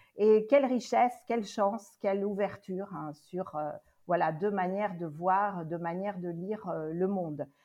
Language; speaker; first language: French; native; French